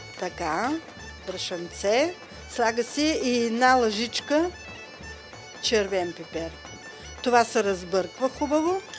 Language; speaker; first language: Bulgarian; native; Bulgarian